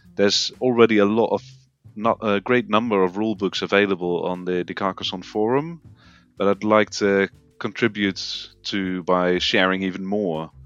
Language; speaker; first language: English; non-native, fluent; Dutch